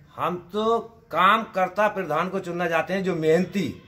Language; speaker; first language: Hindi; native; Hindi